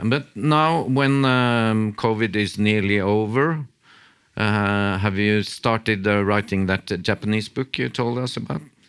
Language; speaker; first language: English; non-native, fluent; Norwegian